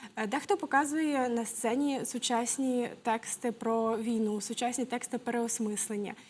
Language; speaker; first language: Ukrainian; native; Ukrainian